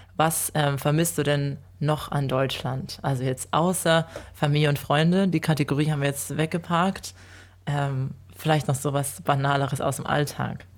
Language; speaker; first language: German; native; German